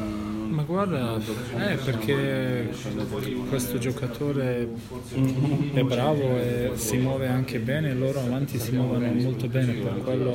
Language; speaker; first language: Italian; non-native, fluent; Bosnian